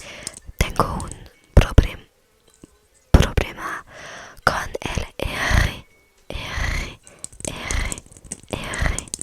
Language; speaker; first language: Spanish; non-native, learner; French